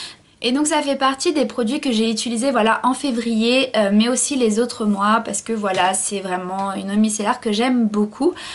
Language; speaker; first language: French; native; French